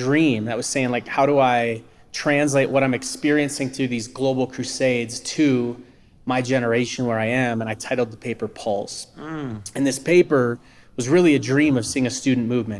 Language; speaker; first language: English; native; English